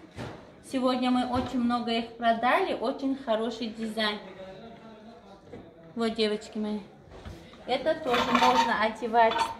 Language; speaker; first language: Russian; non-native, local second language; Tajik